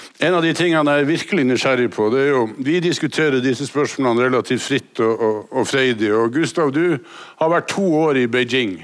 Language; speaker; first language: Norwegian; native; Norwegian